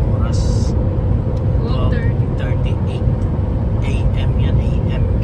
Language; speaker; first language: Filipino; non-native, local second language; Hiligaynon